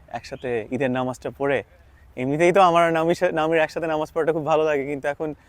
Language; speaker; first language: Bangla; native; Bangla